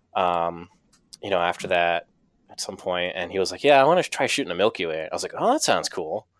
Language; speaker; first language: English; native; English